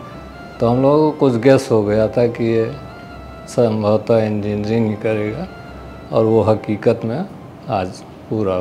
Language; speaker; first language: Hindi; native; Hindi